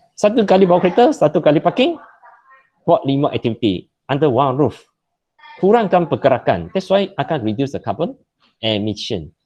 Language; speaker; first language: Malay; non-native, local second language; Chinese